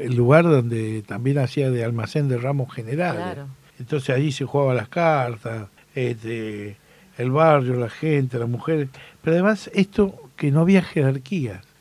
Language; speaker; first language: Spanish; native; Spanish